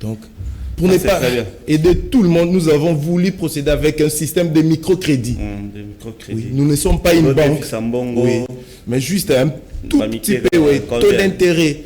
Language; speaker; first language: French; non-native, local second language; Lingala